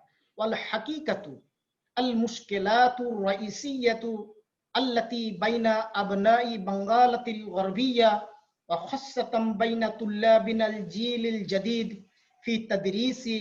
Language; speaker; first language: Arabic; non-native, fluent; Bangla